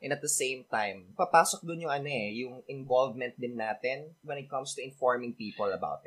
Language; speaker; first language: English; non-native, local second language; Filipino